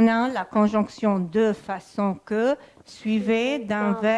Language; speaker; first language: French; non-native, fluent; Arabic